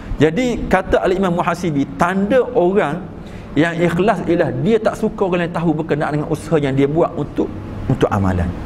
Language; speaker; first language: Malay; native; Malay